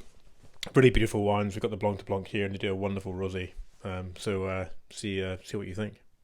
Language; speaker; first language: English; native; English